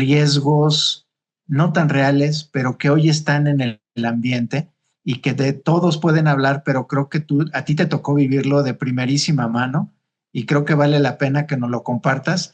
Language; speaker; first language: Spanish; native; Spanish